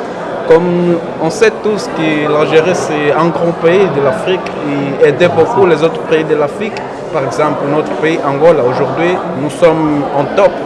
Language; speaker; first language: French; non-native, fluent; Portuguese